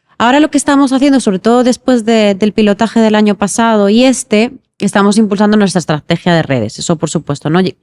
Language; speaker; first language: Spanish; native; Spanish